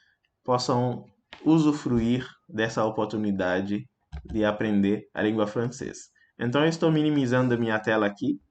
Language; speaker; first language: Portuguese; non-native, fluent; French